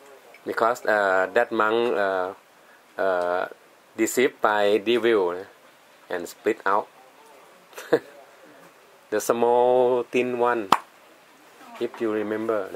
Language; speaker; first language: English; non-native, learner; Thai